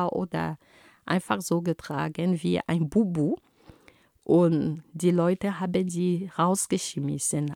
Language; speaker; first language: German; non-native, fluent; Ghomala